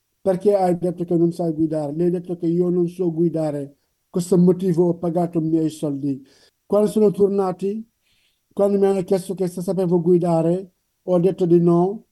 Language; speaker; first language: Italian; non-native, learner; Wolof